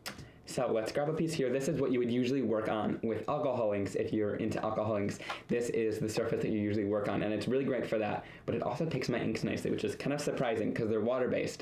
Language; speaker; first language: English; native; English